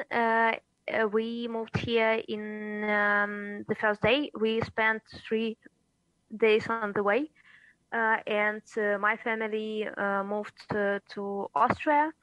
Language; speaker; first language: English; early bilingual, other home language; Russian